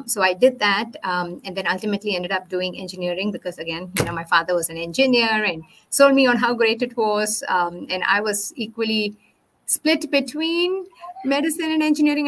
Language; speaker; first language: English; non-native, local second language; Tamil